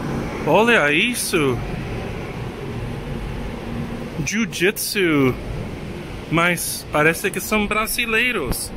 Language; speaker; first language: Portuguese; non-native, learner; English